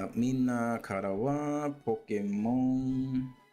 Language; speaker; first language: Japanese; non-native, learner; English